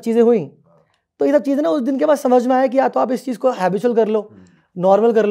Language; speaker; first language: Hindi; native; Hindi